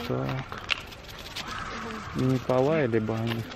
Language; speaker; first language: Russian; native; Russian